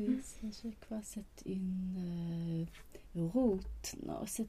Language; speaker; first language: French; non-native, learner; Swedish